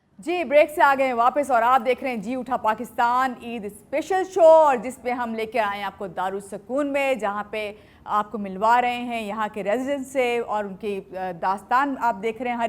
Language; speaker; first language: Urdu; native; Urdu